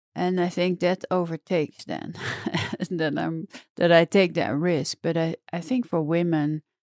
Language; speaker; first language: English; non-native, fluent; Dutch